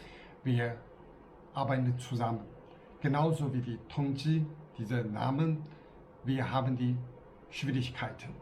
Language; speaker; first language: German; non-native, learner; Chinese